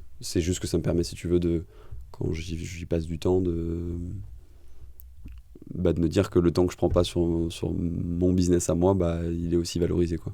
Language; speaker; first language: French; native; French